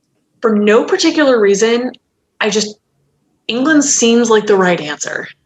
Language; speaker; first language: English; native; English